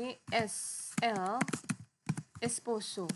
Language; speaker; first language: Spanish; non-native, learner; Indonesian